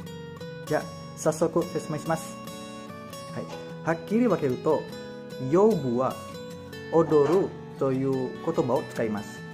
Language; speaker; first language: Japanese; non-native, learner; Indonesian